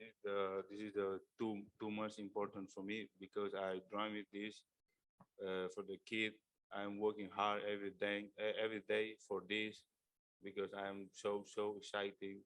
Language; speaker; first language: English; non-native, learner; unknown